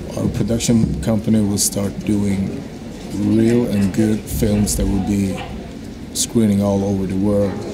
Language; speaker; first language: English; non-native, fluent; Swedish